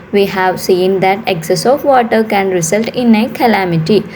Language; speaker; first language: English; non-native, local second language; Malayalam